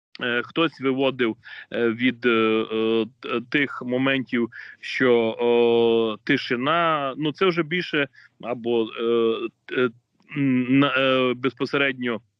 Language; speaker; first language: Ukrainian; native; Ukrainian